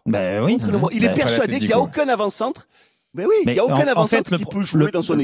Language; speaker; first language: French; native; French